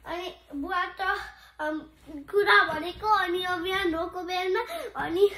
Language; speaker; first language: Nepali; early bilingual, heritage; Nepali